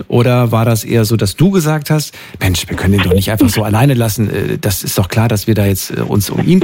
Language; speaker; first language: German; native; German